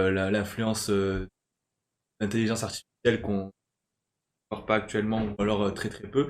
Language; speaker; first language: French; native; French